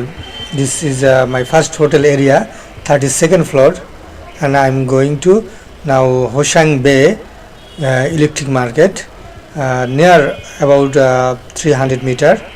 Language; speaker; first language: English; non-native, learner; Bangla